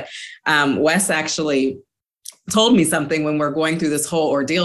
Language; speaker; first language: English; native; English